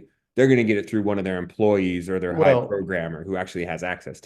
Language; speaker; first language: English; native; English